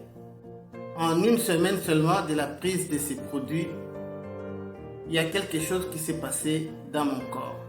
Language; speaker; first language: French; non-native, local second language; Lingala